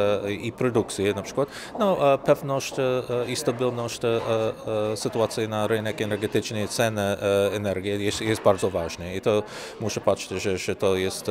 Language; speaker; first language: Polish; non-native, learner; English